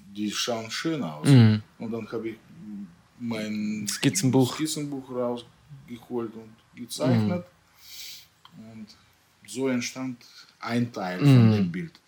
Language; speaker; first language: German; non-native, fluent; Russian